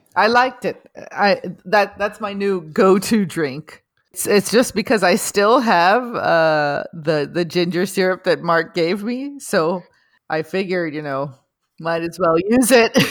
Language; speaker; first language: English; non-native, fluent; Portuguese